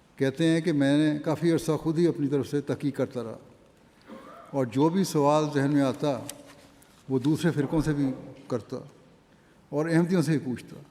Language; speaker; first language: Urdu; native; Urdu